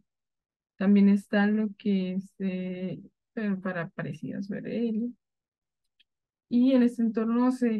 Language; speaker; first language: Spanish; native; Spanish